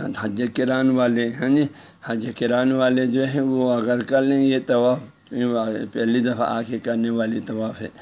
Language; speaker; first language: Urdu; non-native, local second language; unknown